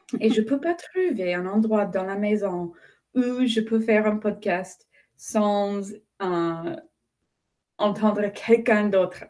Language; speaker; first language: French; non-native, fluent; English